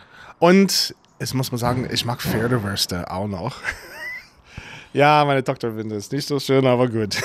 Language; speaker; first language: German; non-native, fluent; English